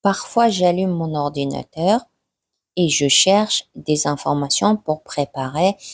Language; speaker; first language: French; non-native, fluent; Mongolian